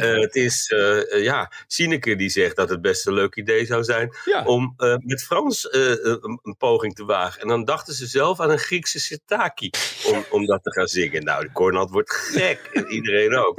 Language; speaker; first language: Dutch; native; Dutch